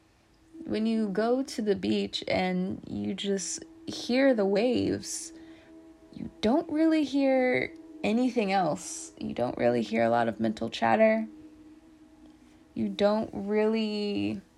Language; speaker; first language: English; native; English